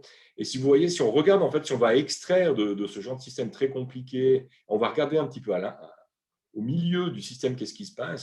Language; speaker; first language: French; native; French